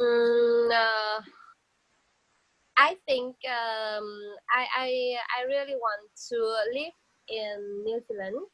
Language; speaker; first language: English; non-native, learner; Vietnamese